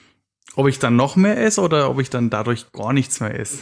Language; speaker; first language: German; native; German